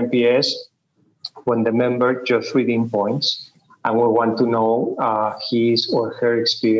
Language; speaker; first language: English; non-native, fluent; Spanish